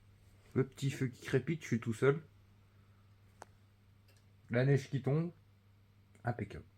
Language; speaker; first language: French; native; French